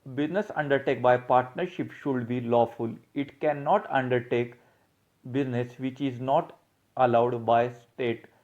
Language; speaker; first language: English; non-native, local second language; Marathi